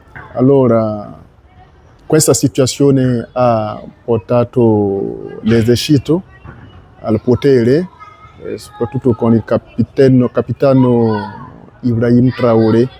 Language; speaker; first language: Italian; non-native, learner; French